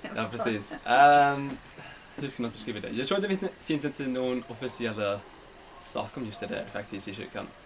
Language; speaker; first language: Swedish; non-native, fluent; English